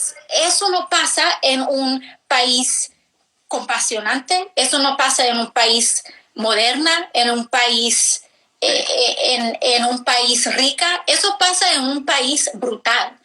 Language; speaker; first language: Spanish; early bilingual, heritage; English